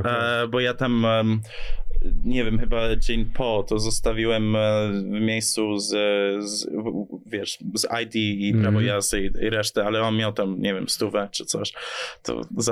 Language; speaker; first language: Polish; early bilingual, heritage; English